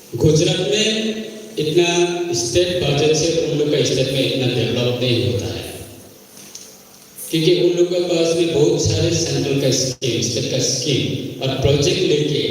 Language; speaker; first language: Hindi; non-native, local second language; Kok Borok